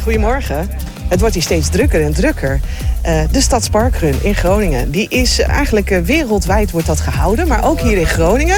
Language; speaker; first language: Dutch; native; Dutch